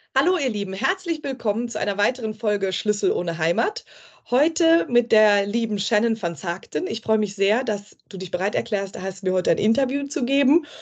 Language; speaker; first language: German; native; German